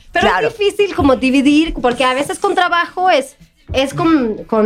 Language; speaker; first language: Spanish; non-native, fluent; Swedish